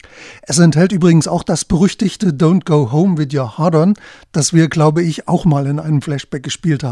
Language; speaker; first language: German; native; German